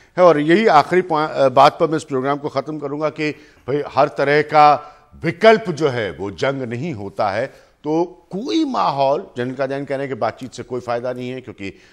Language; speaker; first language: Hindi; native; Hindi